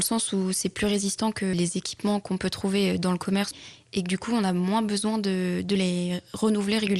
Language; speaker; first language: French; native; French